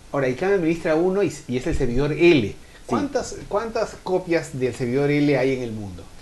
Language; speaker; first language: Spanish; native; Spanish